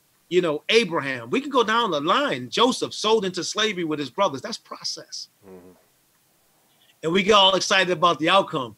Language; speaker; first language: English; native; English